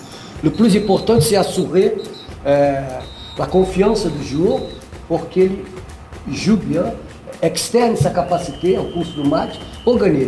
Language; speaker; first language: French; non-native, fluent; Portuguese